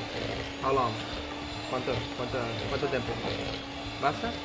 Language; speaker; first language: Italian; non-native, learner; English